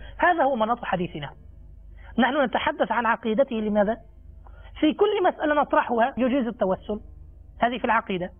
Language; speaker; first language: Arabic; non-native, fluent; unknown